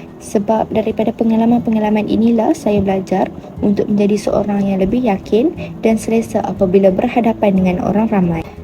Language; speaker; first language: Malay; native; Malay